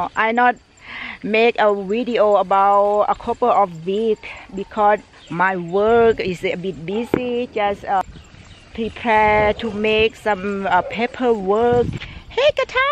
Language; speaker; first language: English; non-native, learner; Thai